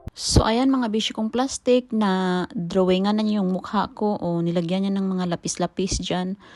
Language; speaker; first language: Filipino; non-native, local second language; Cebuano